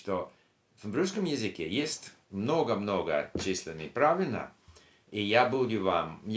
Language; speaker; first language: Russian; non-native, learner; English